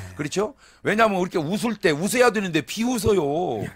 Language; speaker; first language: Korean; native; Korean